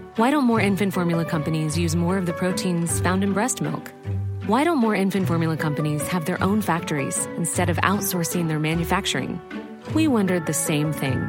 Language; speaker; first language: English; early bilingual, other home language; Polish